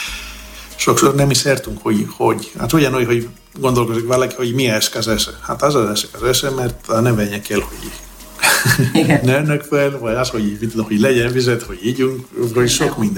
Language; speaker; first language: Hungarian; non-native, fluent; Greek